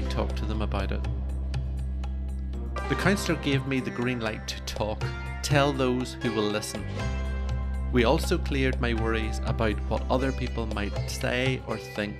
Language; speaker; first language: English; native; English